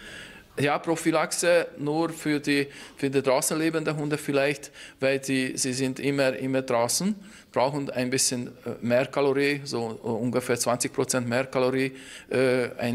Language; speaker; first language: German; non-native, fluent; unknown